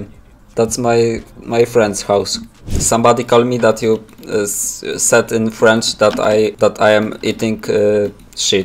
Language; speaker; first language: English; non-native, learner; Polish